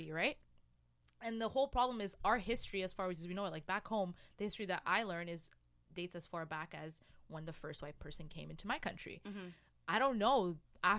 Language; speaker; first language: English; non-native, fluent; Rundi